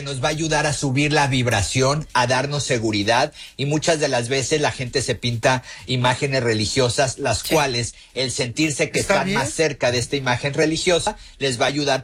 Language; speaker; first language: Spanish; native; Spanish